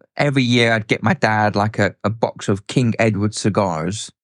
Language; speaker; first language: English; native; English